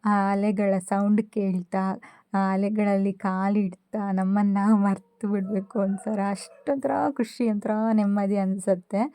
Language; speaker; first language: Kannada; native; Kannada